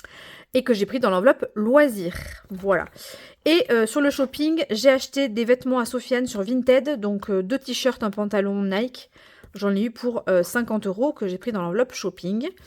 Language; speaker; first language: French; native; French